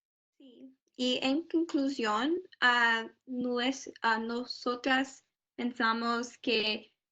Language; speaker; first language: Spanish; non-native, learner; English